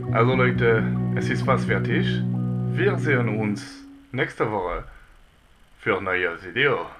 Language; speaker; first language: German; non-native, learner; French